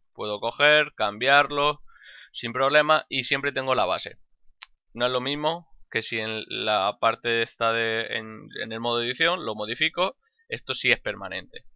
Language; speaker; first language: Spanish; native; Spanish